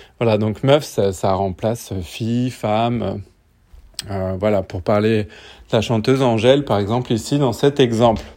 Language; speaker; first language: French; native; French